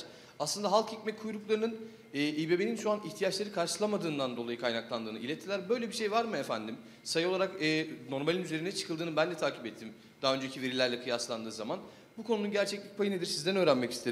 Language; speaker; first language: Turkish; native; Turkish